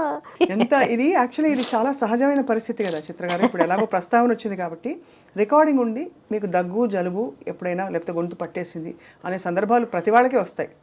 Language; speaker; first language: Telugu; native; Telugu